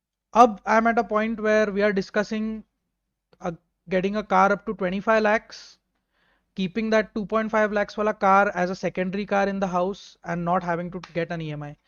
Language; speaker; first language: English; non-native, local second language; Hindi